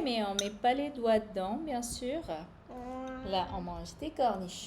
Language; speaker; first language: French; non-native, fluent; English